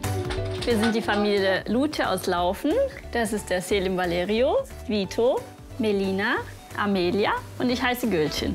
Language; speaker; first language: German; early bilingual, other home language; Turkish